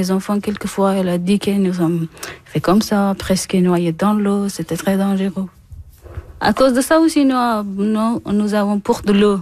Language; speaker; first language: French; non-native, learner; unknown